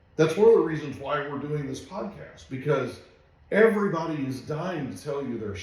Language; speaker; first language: English; native; English